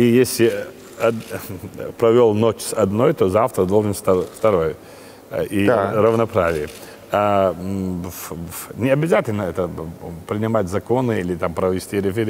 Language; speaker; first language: Russian; non-native, local second language; Chechen